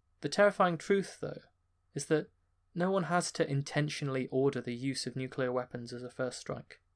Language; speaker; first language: English; native; English